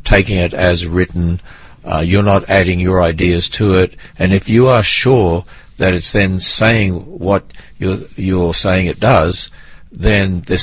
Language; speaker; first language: English; native; English